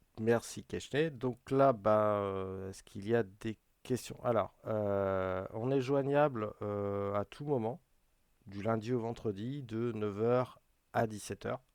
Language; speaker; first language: French; native; French